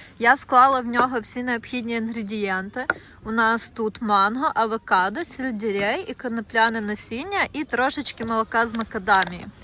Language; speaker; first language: Ukrainian; native; Ukrainian